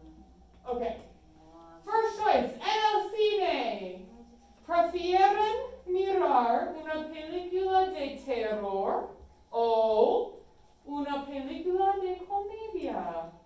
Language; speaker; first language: Spanish; non-native, fluent; English